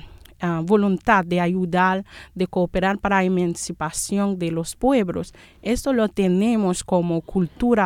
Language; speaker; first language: Spanish; non-native, fluent; Haitian Creole